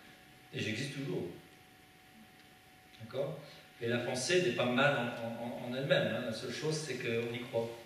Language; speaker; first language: French; native; French